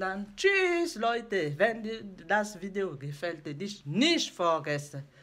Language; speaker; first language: German; non-native, learner; French